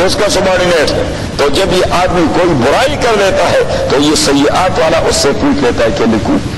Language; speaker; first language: Urdu; non-native, local second language; Pashto